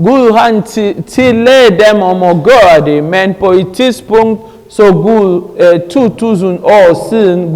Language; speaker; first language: Danish; non-native, learner; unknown